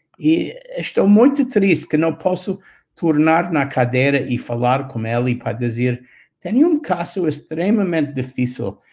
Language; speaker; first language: Portuguese; non-native, fluent; English